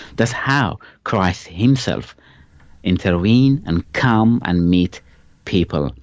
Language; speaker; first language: English; non-native, fluent; Persian